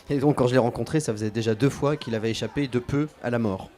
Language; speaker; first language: French; native; French